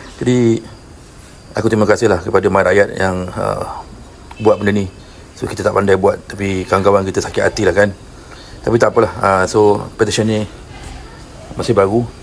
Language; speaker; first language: Malay; native; Malay